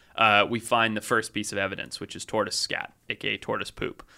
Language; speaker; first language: English; native; English